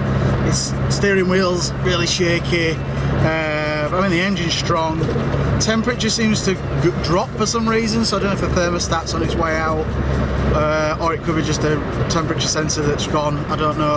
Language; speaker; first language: English; native; English